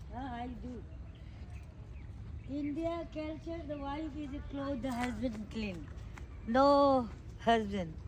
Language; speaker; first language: English; non-native, local second language; Hindi